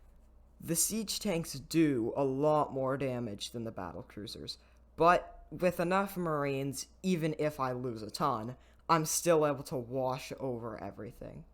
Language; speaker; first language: English; native; English